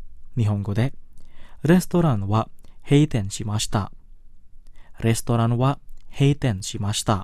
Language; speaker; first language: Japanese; non-native, fluent; Indonesian